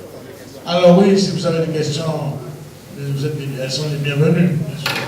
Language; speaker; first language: French; native; French